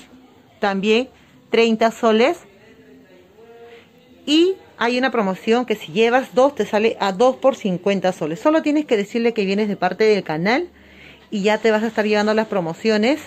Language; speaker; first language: Spanish; native; Spanish